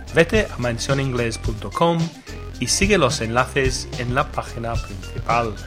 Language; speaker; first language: Spanish; non-native, fluent; English